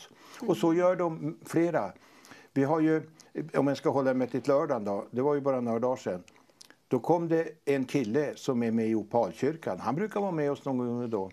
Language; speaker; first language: Swedish; native; Swedish